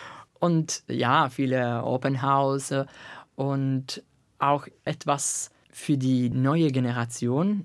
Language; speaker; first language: German; non-native, learner; Italian